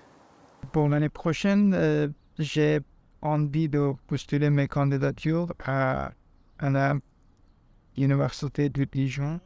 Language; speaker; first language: French; non-native, learner; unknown